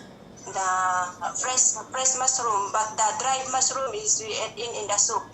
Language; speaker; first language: English; non-native, learner; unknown